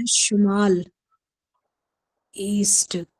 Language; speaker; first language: Arabic; non-native, learner; Urdu